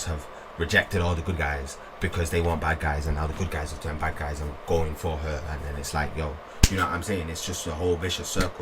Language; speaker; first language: English; native; English